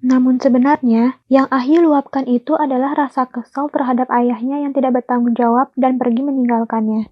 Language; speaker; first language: Indonesian; native; Indonesian